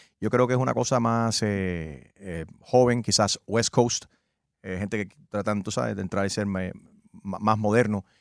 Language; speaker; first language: Spanish; early bilingual, heritage; Spanish